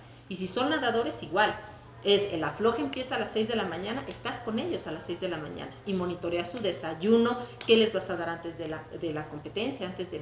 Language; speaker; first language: Spanish; native; Spanish